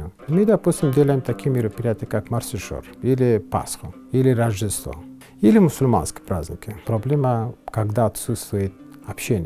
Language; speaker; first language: Russian; non-native, fluent; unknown